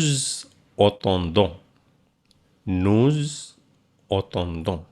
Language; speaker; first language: French; non-native, learner; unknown